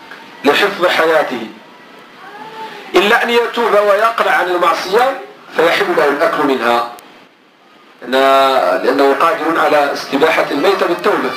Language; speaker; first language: Arabic; native; Arabic